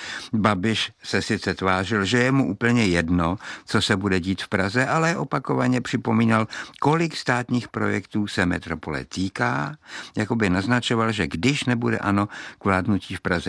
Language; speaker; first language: Czech; native; Czech